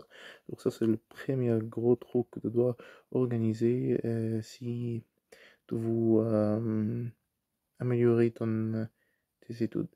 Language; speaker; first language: French; non-native, fluent; Arabic